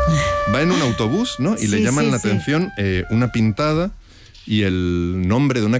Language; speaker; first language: Spanish; native; Spanish